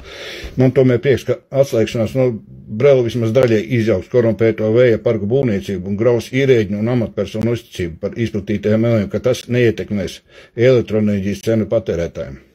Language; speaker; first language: Latvian; native; Latvian